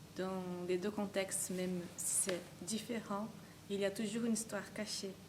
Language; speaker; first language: French; non-native, fluent; Portuguese